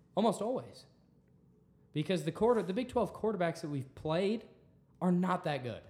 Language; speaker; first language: English; native; English